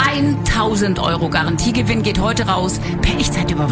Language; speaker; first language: German; native; German